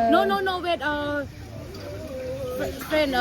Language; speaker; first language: English; non-native, learner; Thai